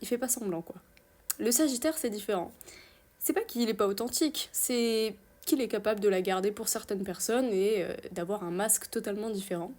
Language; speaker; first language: French; native; French